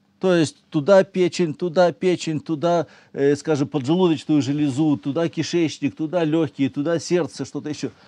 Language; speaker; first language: Russian; native; Russian